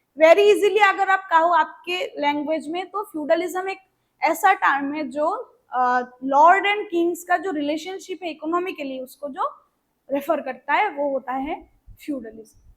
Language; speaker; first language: Hindi; non-native, local second language; Bangla